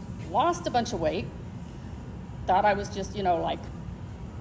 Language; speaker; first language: English; native; English